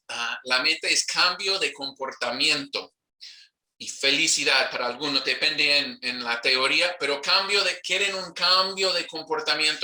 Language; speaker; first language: Spanish; non-native, fluent; English